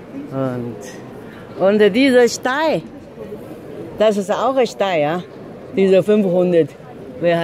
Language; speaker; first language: German; non-native, learner; Chinese